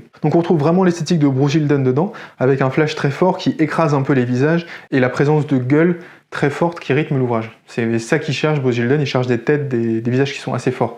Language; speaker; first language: French; native; French